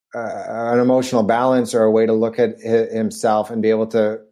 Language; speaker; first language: English; native; English